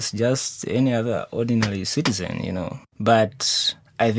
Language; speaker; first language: English; non-native, local second language; Kikuyu